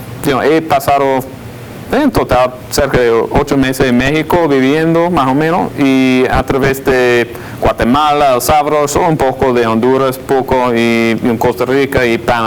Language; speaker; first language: Spanish; non-native, fluent; English